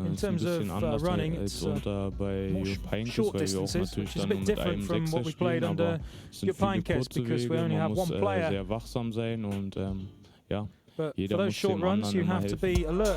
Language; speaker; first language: German; native; German